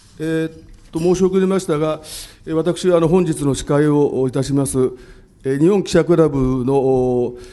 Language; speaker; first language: Japanese; native; Japanese